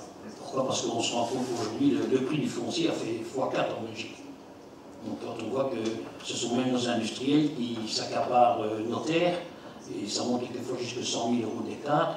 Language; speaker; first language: French; native; French